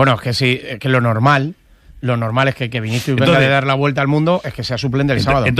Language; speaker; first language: Spanish; native; Spanish